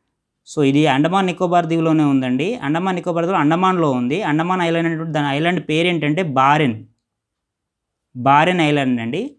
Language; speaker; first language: Telugu; native; Telugu